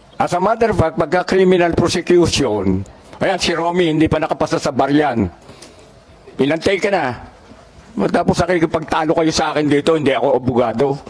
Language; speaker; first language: Filipino; native; Filipino